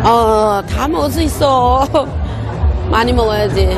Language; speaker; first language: Korean; non-native, learner; Chinese